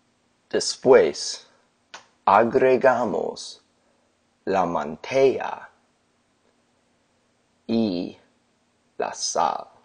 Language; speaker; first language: Spanish; non-native, learner; English